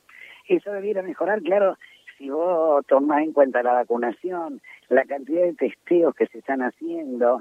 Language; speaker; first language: Spanish; native; Spanish